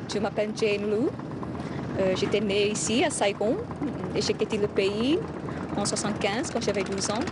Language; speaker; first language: French; non-native, fluent; Vietnamese